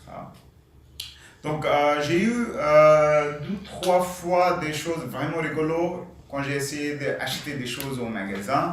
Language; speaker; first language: French; non-native, learner; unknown